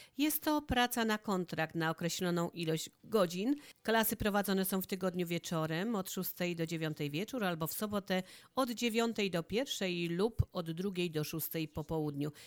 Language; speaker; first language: Polish; native; Polish